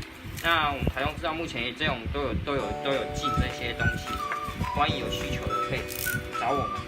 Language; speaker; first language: Chinese; native; Chinese